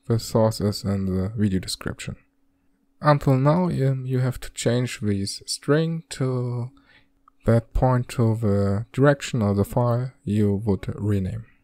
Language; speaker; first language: English; non-native, fluent; German